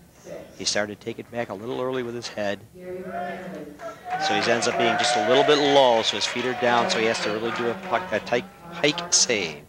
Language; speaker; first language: English; native; English